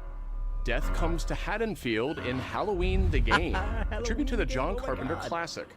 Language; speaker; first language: English; native; English